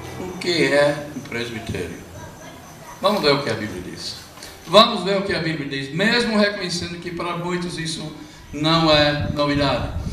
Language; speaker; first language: Portuguese; non-native, fluent; English